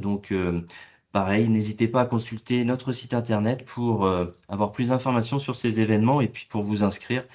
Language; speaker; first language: French; native; French